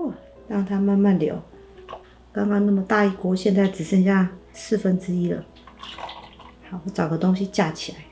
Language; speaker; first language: Chinese; native; Chinese